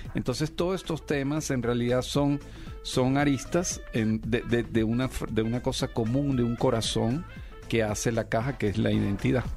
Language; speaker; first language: Spanish; native; Spanish